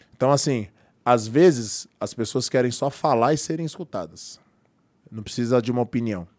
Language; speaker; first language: Portuguese; native; Portuguese